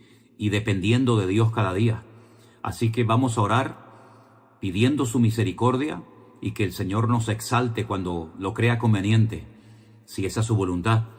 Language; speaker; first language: Spanish; native; Spanish